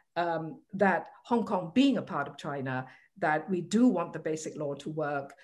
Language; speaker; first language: English; non-native, local second language; Cantonese